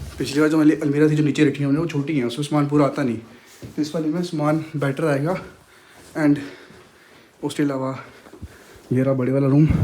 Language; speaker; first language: Hindi; native; Hindi